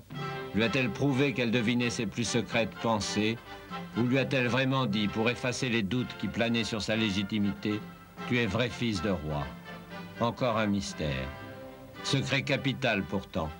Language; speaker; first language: French; native; French